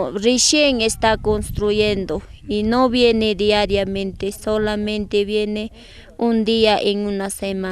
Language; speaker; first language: Spanish; non-native, local second language; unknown